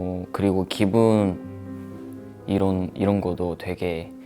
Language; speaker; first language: Korean; non-native, fluent; Chinese